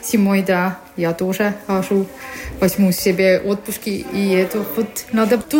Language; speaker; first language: Russian; non-native, learner; Estonian